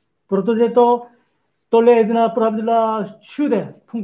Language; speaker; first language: Czech; non-native, learner; Korean